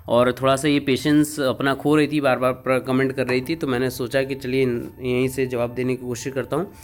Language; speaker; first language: Hindi; native; Hindi